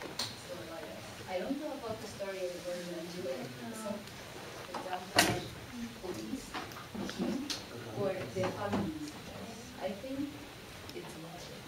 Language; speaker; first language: English; non-native, fluent; Japanese